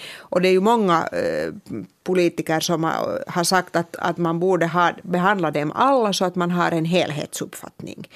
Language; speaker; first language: Swedish; native; Swedish